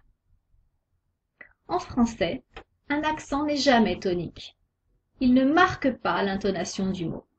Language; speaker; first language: French; native; French